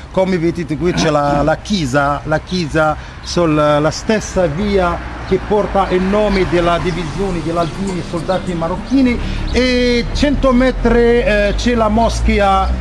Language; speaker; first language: Italian; non-native, fluent; Arabic